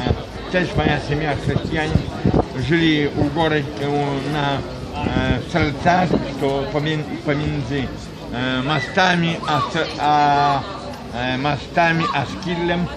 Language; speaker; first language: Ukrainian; non-native, learner; Polish